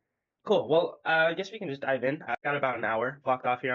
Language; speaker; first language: English; native; English